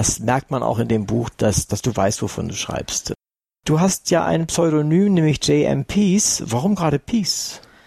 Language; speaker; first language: German; native; German